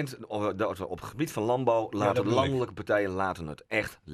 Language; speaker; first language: Dutch; native; Dutch